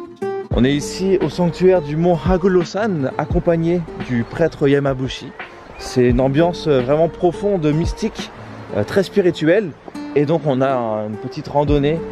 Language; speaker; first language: French; native; French